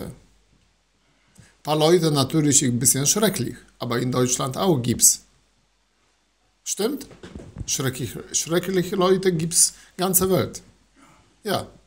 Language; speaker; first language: German; non-native, learner; Polish